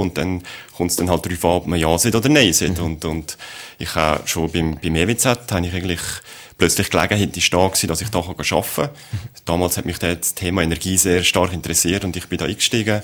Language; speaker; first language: German; native; German